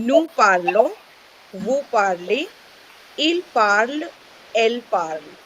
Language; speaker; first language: French; non-native, fluent; Hindi